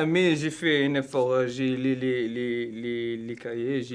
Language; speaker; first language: French; non-native, learner; Arabic